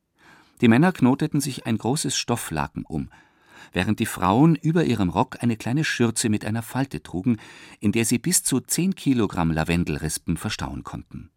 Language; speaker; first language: German; native; German